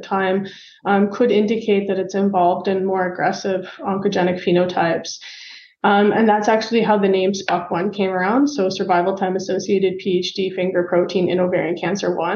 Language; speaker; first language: English; native; English